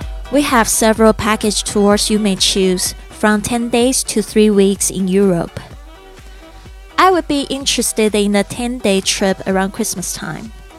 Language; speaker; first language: English; non-native, fluent; Chinese